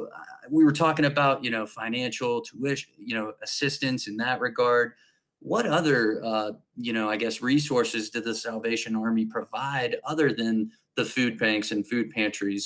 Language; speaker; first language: English; native; English